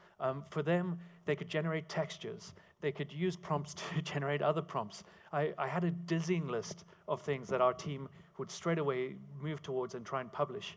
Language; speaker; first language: English; native; English